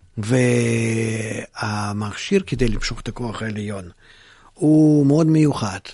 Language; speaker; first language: Hebrew; non-native, fluent; Russian